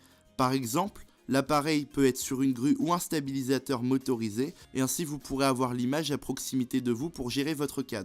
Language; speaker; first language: French; native; French